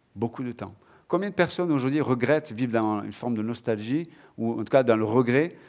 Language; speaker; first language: French; native; French